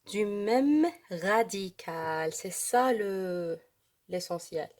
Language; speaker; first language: French; non-native, local second language; Arabic